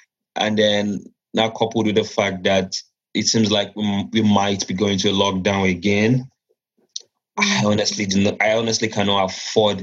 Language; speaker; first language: English; non-native, local second language; Yoruba